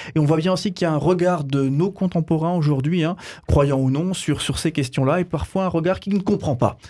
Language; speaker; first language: French; native; French